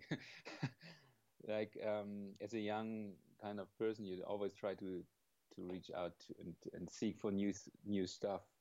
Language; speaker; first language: English; non-native, fluent; German